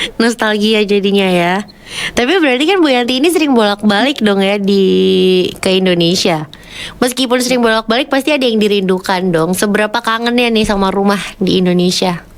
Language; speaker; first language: Indonesian; native; Indonesian